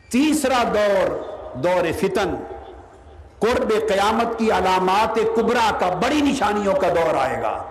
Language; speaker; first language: Urdu; non-native, local second language; Punjabi